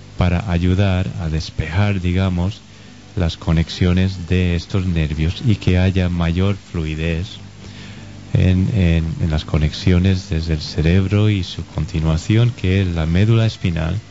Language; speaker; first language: Spanish; non-native, fluent; English